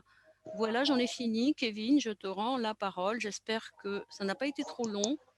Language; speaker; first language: French; native; French